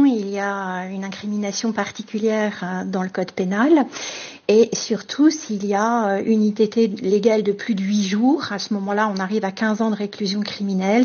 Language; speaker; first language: French; native; French